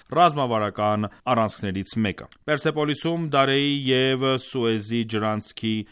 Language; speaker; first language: Armenian; native; Armenian